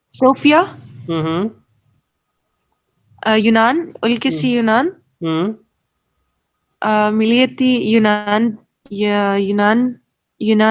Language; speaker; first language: Turkish; non-native, learner; Urdu